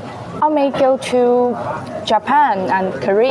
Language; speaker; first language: English; non-native, learner; Chinese